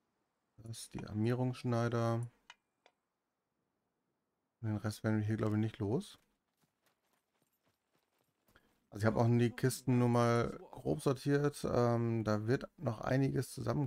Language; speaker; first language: German; native; German